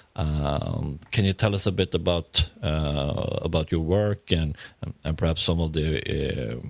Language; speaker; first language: English; non-native, fluent; Swedish